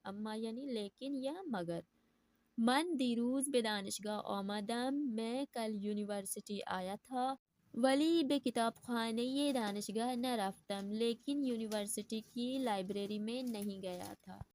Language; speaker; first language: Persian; non-native, fluent; Urdu